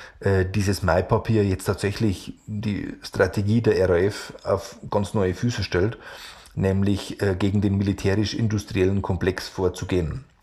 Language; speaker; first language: German; native; German